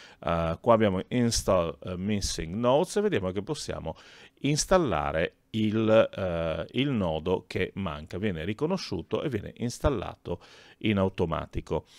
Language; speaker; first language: Italian; native; Italian